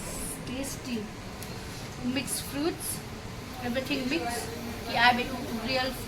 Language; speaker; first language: English; non-native, local second language; Khasi